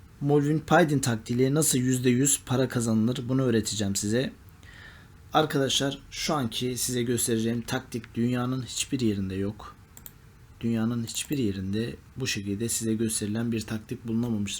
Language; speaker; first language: Turkish; native; Turkish